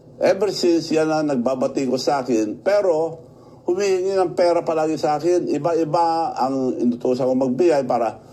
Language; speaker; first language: Filipino; non-native, local second language; Iloko